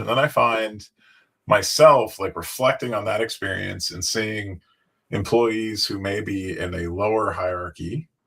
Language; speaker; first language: English; native; English